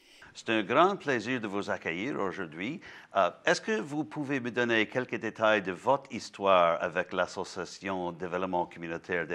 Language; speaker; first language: French; non-native, learner; English